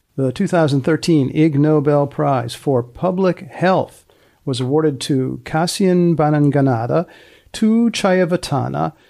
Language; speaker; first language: English; native; English